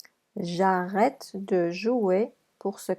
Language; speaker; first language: French; non-native, fluent; English